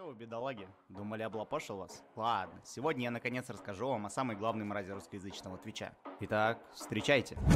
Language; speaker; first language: Russian; native; Russian